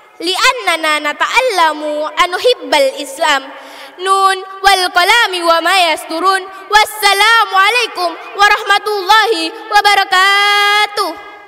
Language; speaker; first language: Arabic; non-native, learner; Indonesian